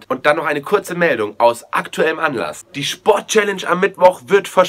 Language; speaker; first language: German; native; German